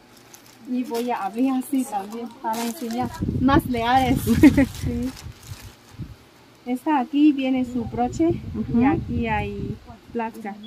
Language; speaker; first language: Spanish; non-native, learner; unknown